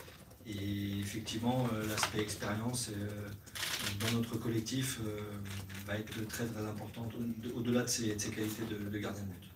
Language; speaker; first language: French; native; French